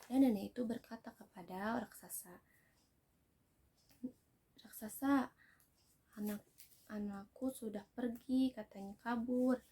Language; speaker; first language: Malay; non-native, local second language; Sundanese